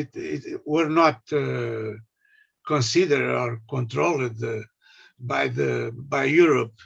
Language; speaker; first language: English; non-native, learner; Portuguese